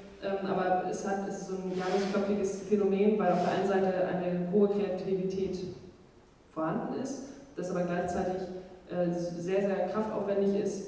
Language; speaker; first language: German; native; German